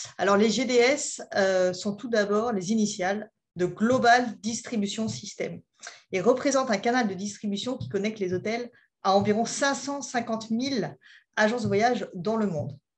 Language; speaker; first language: French; native; French